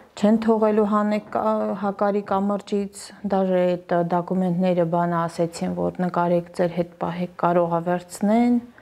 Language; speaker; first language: Armenian; native; Armenian